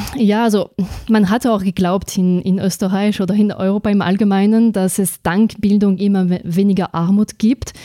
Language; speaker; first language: German; non-native, fluent; French